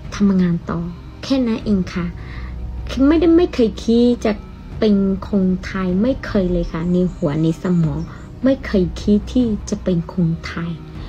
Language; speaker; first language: Thai; non-native, fluent; Burmese